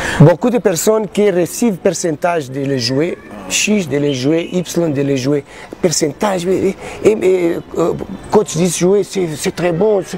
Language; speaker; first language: French; non-native, learner; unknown